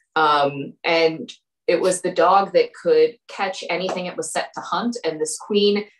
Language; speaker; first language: English; native; English